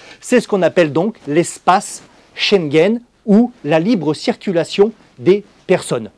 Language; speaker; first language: French; native; French